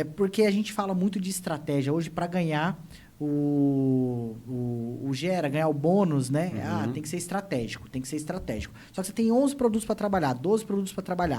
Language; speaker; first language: Portuguese; native; Portuguese